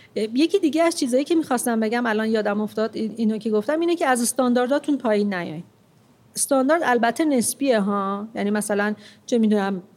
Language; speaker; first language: Persian; non-native, local second language; Armenian